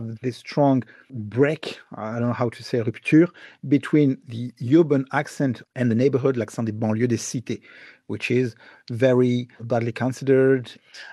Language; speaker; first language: English; non-native, fluent; French